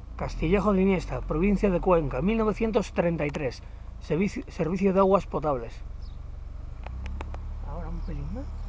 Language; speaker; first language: Spanish; native; Spanish